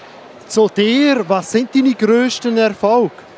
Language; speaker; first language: German; native; German